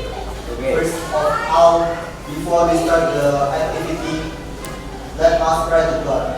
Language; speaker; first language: English; non-native, learner; Indonesian